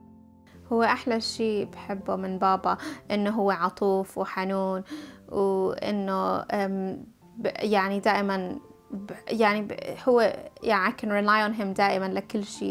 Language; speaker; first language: Arabic; early bilingual, heritage; Arabic